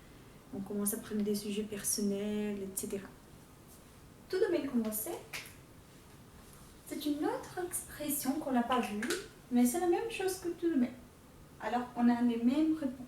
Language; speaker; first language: French; non-native, fluent; Portuguese